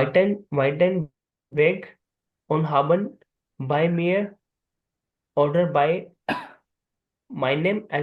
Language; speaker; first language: German; non-native, learner; Urdu